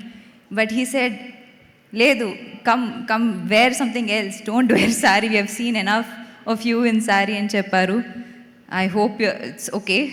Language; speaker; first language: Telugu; non-native, fluent; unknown